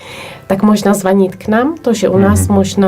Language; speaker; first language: Russian; non-native, fluent; Polish